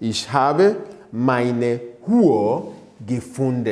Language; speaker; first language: German; non-native, fluent; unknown